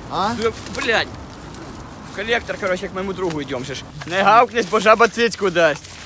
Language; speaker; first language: Russian; native; Russian